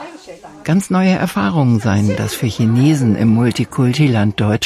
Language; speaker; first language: German; native; German